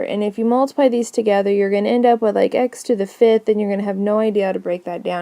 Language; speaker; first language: English; native; English